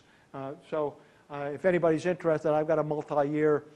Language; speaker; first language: English; native; English